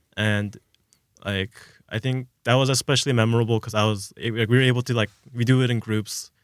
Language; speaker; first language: English; early bilingual, other home language; Korean